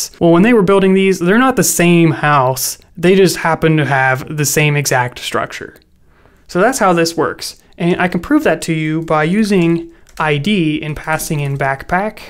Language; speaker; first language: English; native; English